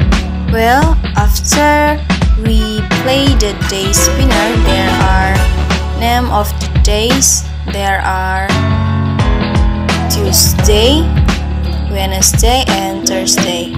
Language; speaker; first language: English; non-native, learner; Indonesian